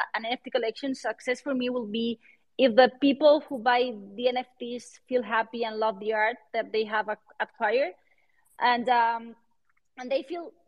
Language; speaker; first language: English; non-native, fluent; Spanish